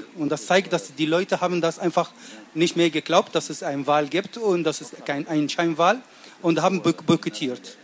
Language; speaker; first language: German; non-native, learner; Arabic